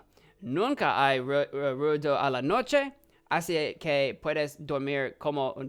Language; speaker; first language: Spanish; non-native, learner; English